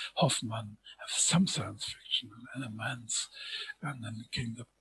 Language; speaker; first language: English; non-native, fluent; German